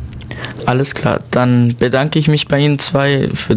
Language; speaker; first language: German; native; German